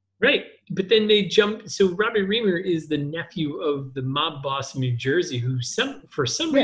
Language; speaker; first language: English; native; English